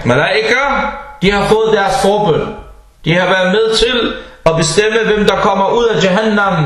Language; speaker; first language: Danish; early bilingual, other home language; Arabic